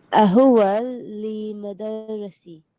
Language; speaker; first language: Arabic; non-native, learner; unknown